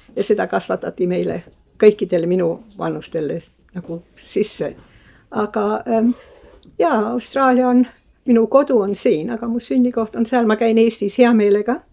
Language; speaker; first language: Estonian; early bilingual, heritage; Estonian